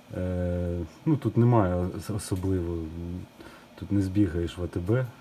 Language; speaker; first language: Ukrainian; non-native, local second language; Russian